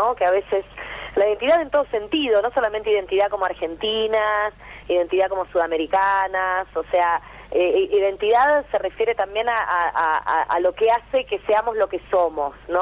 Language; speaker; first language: Spanish; native; Spanish